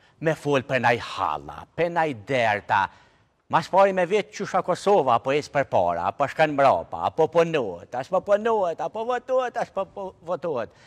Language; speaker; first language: Albanian; native; Albanian